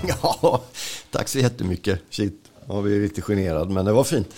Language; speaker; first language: Swedish; native; Swedish